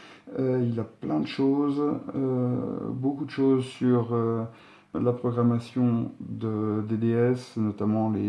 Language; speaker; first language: French; native; French